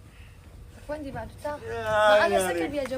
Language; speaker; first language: Arabic; native; Arabic